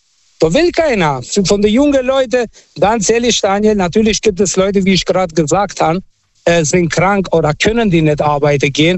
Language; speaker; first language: German; non-native, fluent; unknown